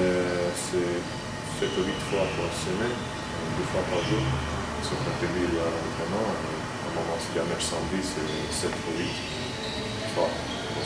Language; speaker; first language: French; non-native, fluent; Croatian